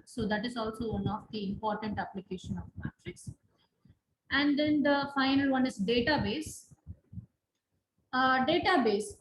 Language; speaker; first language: English; non-native, local second language; Tamil